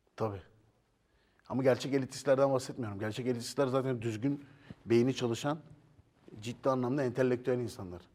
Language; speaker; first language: Turkish; native; Turkish